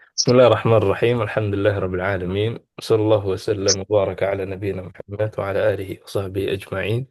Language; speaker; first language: Arabic; non-native, fluent; Indonesian